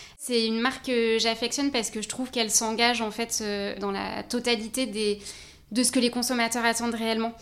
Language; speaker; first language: French; native; French